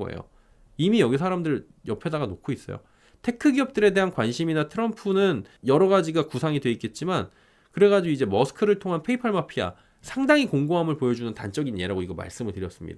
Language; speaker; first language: Korean; native; Korean